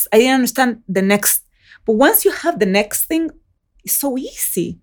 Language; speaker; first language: English; early bilingual, other home language; Spanish